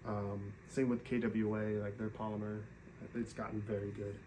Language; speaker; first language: English; native; English